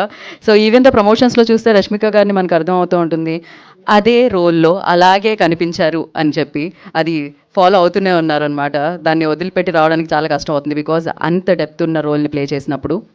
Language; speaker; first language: Telugu; native; Telugu